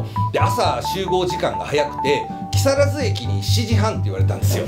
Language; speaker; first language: Japanese; native; Japanese